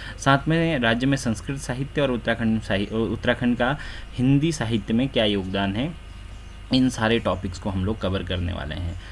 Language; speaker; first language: Hindi; native; Hindi